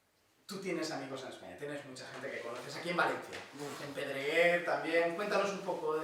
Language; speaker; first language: Spanish; native; Spanish